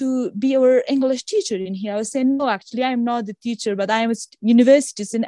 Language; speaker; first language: English; non-native, fluent; Persian